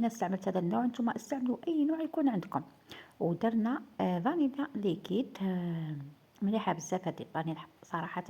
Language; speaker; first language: Arabic; native; Arabic